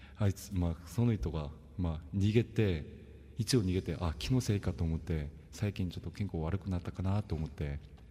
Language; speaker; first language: Japanese; non-native, fluent; Korean